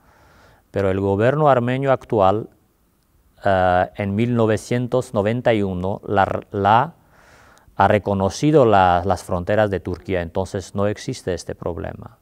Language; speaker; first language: Spanish; non-native, fluent; Armenian